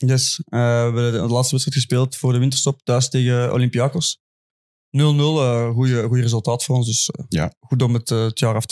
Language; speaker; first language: Dutch; native; Dutch